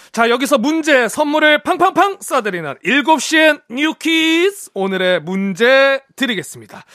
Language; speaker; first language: Korean; native; Korean